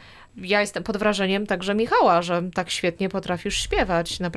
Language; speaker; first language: Polish; native; Polish